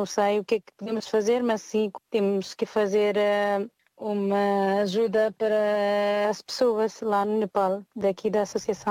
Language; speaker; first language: Portuguese; non-native, fluent; Nepali